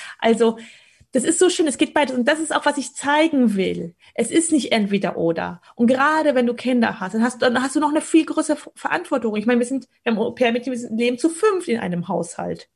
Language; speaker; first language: German; early bilingual, other home language; Polish